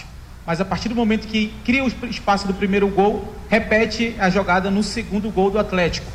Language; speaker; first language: Portuguese; native; Portuguese